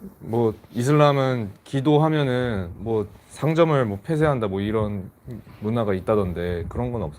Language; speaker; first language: Korean; native; Korean